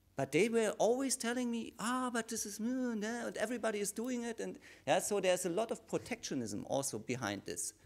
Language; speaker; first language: English; non-native, fluent; German